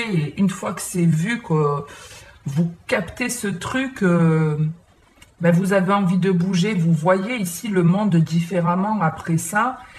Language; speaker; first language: French; native; French